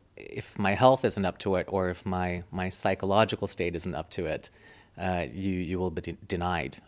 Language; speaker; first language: English; native; English